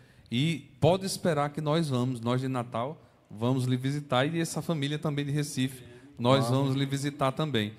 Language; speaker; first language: Portuguese; native; Portuguese